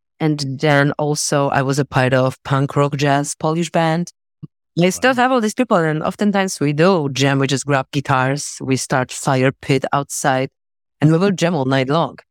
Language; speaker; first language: English; non-native, fluent; Polish